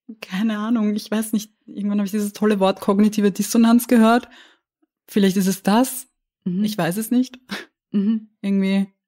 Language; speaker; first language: German; native; German